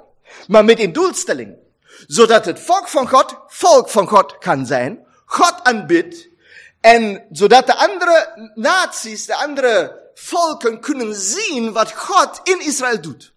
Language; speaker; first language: Dutch; non-native, fluent; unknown